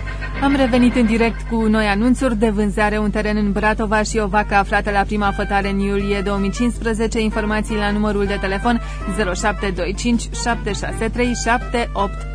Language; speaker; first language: Romanian; native; Romanian